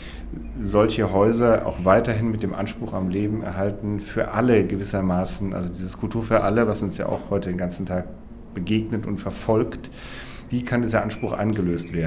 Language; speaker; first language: German; native; German